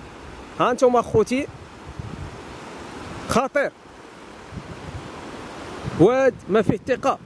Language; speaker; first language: Arabic; native; Arabic